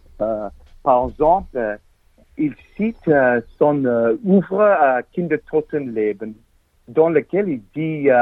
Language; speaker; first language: French; non-native, learner; English